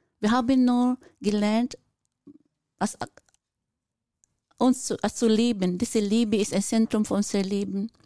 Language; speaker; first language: German; non-native, fluent; Filipino